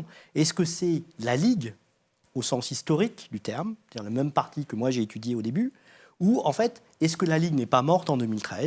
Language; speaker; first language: French; native; French